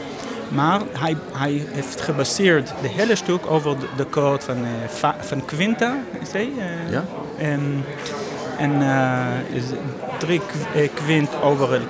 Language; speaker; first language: Dutch; non-native, learner; Hebrew